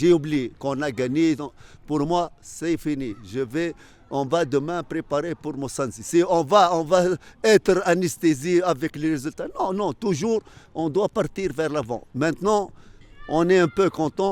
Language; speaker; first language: French; non-native, fluent; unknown